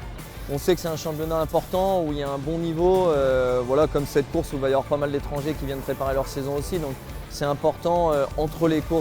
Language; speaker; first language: French; native; French